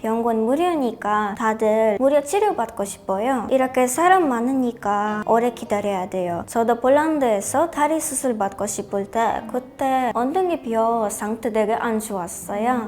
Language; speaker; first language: Korean; non-native, learner; Polish